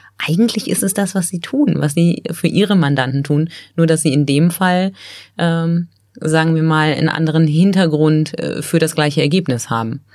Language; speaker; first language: German; native; German